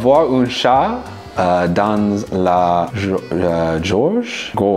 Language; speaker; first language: French; non-native, learner; English